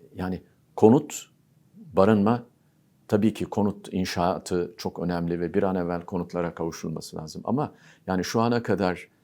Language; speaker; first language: Turkish; native; Turkish